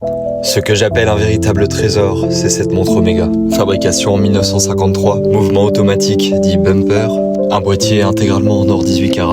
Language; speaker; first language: French; native; French